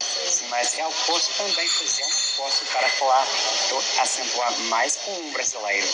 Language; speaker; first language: Portuguese; non-native, fluent; English